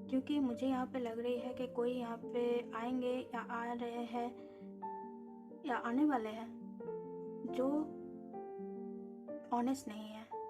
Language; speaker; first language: Hindi; native; Hindi